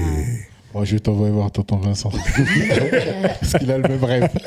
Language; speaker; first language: French; native; French